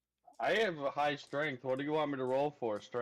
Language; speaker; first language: English; native; English